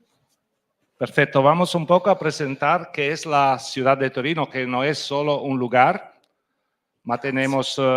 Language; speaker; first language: Spanish; non-native, fluent; Italian